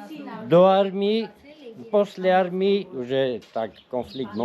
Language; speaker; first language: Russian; non-native, local second language; Armenian